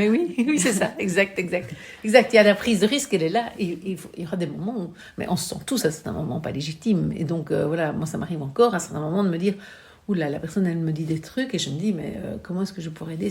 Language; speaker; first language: French; native; French